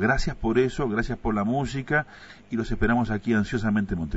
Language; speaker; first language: Spanish; native; Spanish